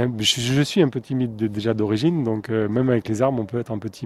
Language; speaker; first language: French; native; French